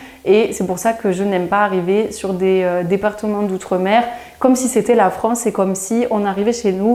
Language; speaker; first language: French; native; French